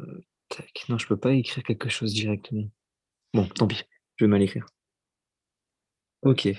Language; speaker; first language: French; native; French